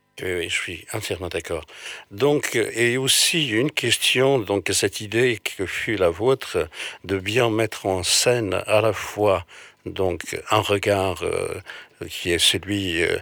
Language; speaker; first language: French; non-native, fluent; Portuguese